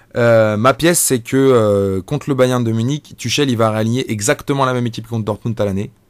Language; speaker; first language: French; native; French